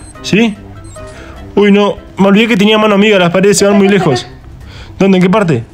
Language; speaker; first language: Spanish; native; Spanish